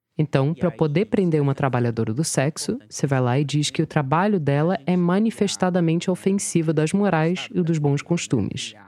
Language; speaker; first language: Portuguese; non-native, fluent; English